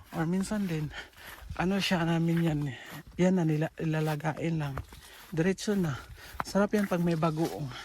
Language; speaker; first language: Filipino; non-native, local second language; Cebuano